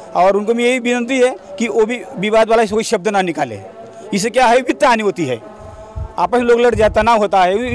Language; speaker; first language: Hindi; non-native, local second language; Marathi